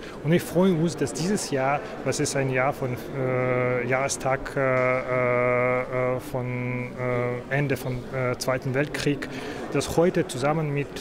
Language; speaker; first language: German; non-native, fluent; Belarusian